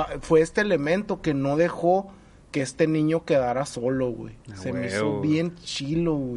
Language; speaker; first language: Spanish; native; Spanish